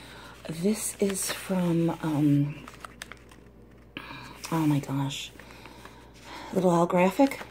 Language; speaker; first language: English; native; English